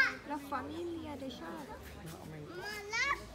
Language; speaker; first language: Spanish; non-native, fluent; Korean